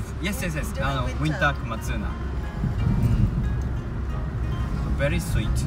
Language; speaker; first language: English; non-native, learner; Japanese